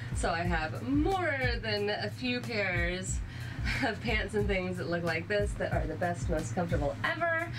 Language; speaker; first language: English; native; English